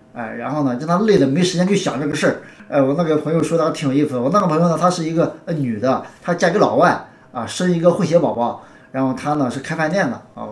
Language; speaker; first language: Chinese; native; Chinese